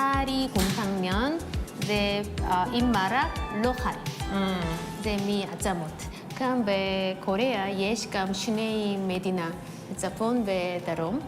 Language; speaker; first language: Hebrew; non-native, learner; Korean